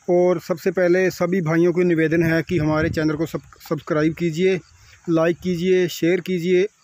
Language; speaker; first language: Hindi; non-native, local second language; Punjabi